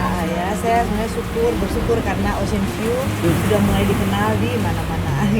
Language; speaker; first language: Indonesian; native; Indonesian